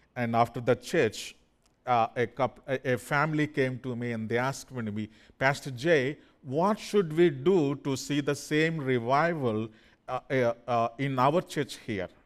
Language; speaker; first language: English; non-native, fluent; Telugu